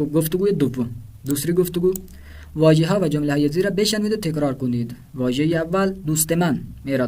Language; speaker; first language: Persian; non-native, fluent; Urdu